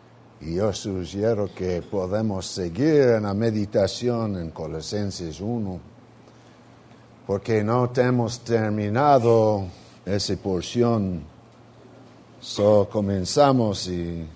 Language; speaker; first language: Portuguese; non-native, learner; Spanish